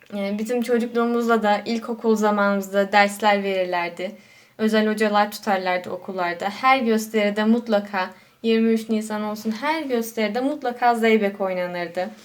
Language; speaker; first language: Turkish; native; Turkish